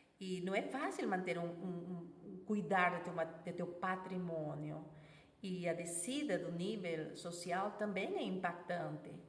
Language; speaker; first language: Portuguese; non-native, fluent; Spanish